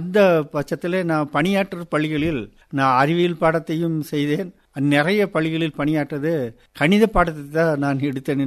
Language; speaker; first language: Tamil; native; Tamil